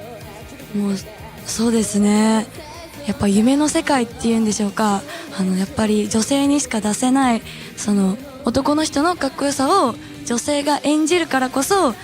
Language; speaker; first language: Japanese; native; Japanese